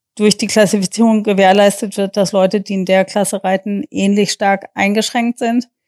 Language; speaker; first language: German; non-native, fluent; English